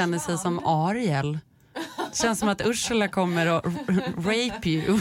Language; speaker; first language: Swedish; native; Swedish